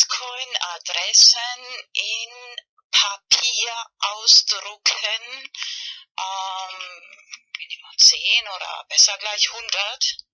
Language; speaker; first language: German; non-native, fluent; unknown